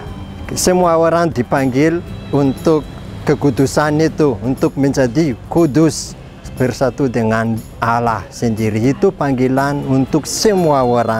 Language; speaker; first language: Indonesian; non-native, fluent; Malagasy